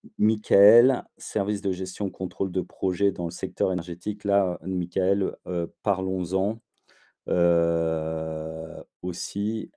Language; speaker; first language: French; native; French